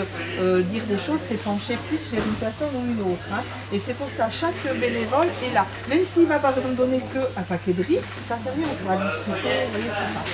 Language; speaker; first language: French; native; French